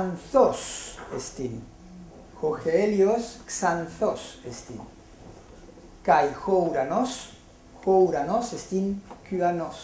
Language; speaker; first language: Greek; non-native, fluent; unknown